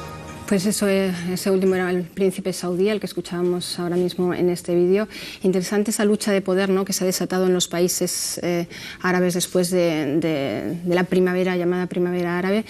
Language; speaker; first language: Spanish; native; Spanish